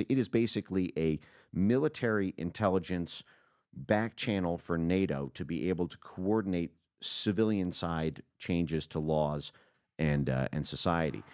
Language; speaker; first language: English; native; English